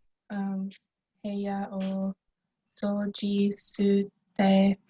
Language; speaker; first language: Japanese; non-native, learner; English